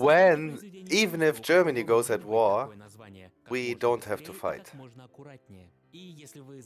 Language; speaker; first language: English; non-native, fluent; German